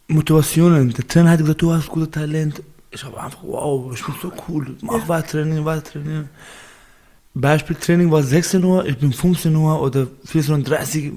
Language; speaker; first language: German; non-native, learner; Baluchi